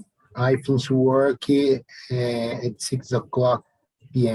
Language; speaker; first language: English; non-native, learner; Portuguese